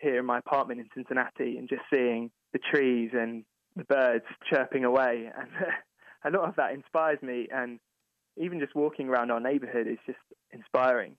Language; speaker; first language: English; native; English